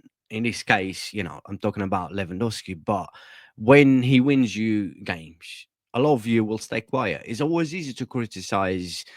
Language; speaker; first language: English; non-native, fluent; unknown